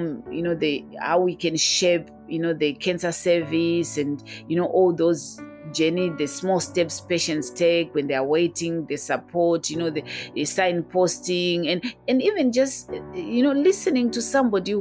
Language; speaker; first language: English; non-native, local second language; Shona